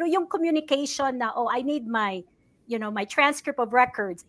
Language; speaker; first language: English; non-native, local second language; Cebuano